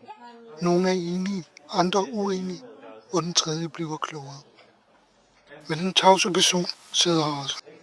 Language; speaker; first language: Danish; native; Danish